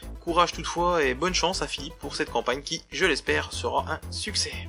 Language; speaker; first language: French; native; French